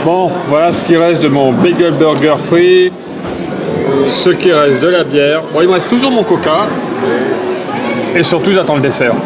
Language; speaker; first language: French; native; French